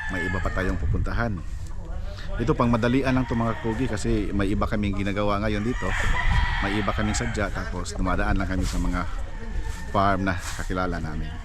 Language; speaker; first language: Filipino; native; Filipino